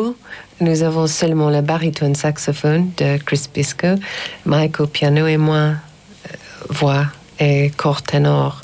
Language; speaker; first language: French; non-native, fluent; English